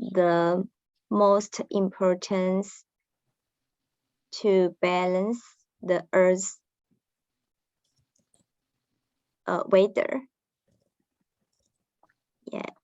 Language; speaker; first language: English; non-native, learner; Chinese